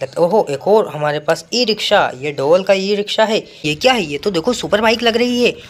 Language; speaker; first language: Hindi; native; Hindi